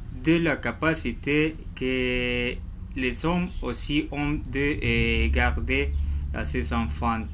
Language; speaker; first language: French; non-native, learner; Spanish